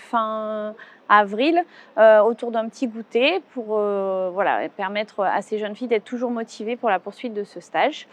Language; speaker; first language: French; native; French